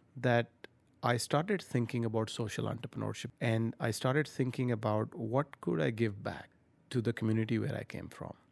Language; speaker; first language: English; non-native, local second language; Punjabi